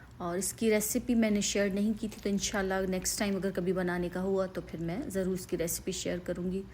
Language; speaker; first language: Urdu; native; Urdu